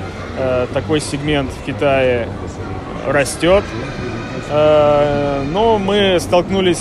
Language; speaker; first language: Russian; native; Russian